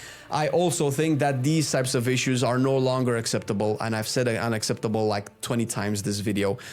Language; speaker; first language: English; native; English